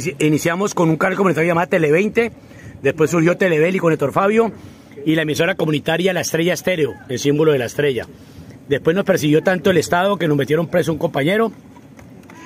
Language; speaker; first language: Spanish; native; Spanish